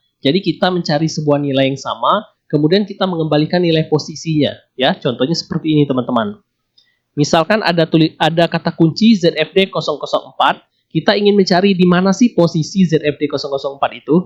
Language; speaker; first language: Indonesian; native; Indonesian